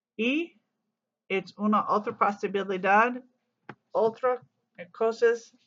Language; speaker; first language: Spanish; non-native, learner; English